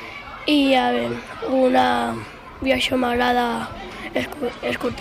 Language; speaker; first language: Catalan; non-native, local second language; Spanish